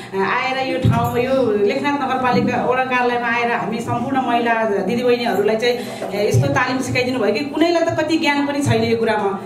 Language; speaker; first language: Nepali; native; Nepali